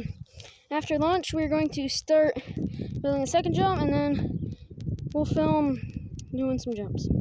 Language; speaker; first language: English; native; English